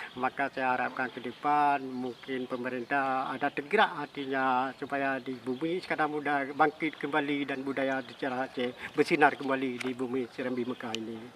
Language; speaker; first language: Malay; non-native, local second language; Achinese